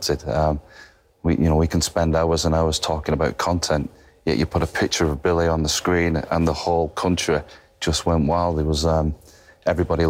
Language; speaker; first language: English; native; English